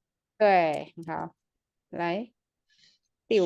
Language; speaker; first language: Chinese; non-native, fluent; Indonesian